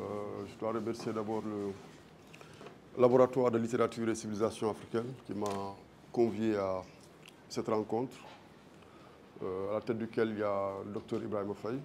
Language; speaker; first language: French; non-native, local second language; Wolof